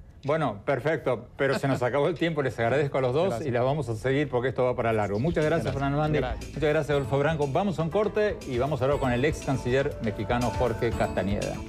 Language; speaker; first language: Spanish; native; Spanish